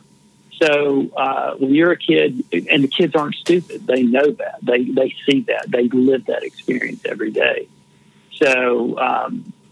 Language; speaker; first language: English; native; English